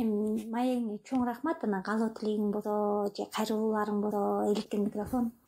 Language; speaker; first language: Kyrgyz; native; Kyrgyz